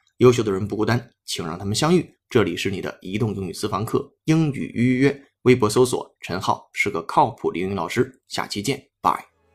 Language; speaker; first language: Chinese; native; Chinese